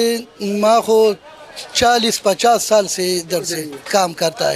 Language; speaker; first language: Hindi; non-native, local second language; Pashto